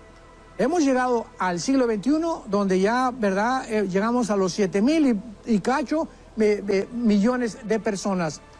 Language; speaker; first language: Spanish; native; Spanish